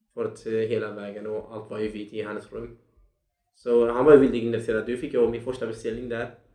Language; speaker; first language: Swedish; non-native, fluent; Central Kurdish